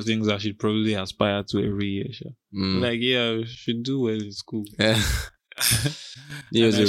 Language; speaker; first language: English; non-native, local second language; Igbo